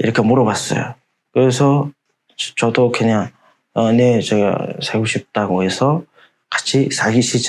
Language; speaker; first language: Korean; non-native, fluent; Mongolian